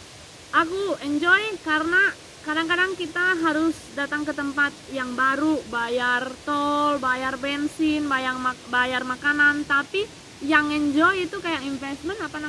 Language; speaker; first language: Indonesian; non-native, fluent; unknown